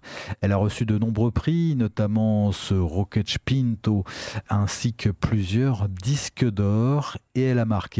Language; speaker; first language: French; native; French